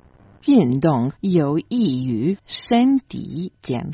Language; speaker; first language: Chinese; non-native, learner; Croatian